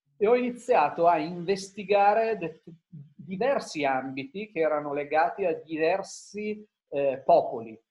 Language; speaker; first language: Italian; early bilingual, heritage; Italian